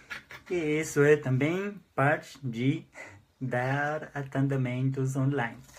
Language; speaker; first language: Portuguese; non-native, fluent; Hebrew